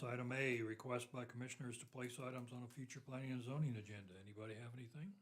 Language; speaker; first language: English; native; English